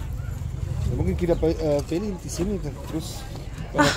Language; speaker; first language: Indonesian; non-native, learner; German